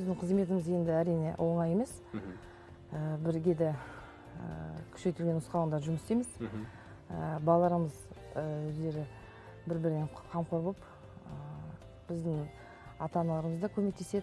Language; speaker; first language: Kazakh; non-native, local second language; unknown